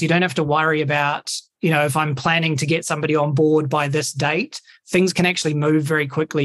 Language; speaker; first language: English; native; English